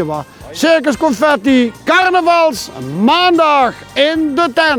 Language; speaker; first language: Dutch; native; Dutch